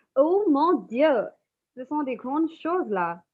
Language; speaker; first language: French; non-native, fluent; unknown